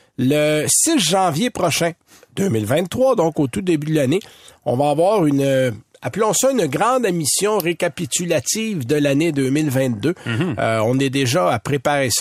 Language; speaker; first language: French; native; French